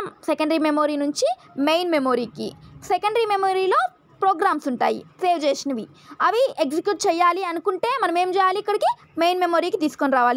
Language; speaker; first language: Telugu; native; Telugu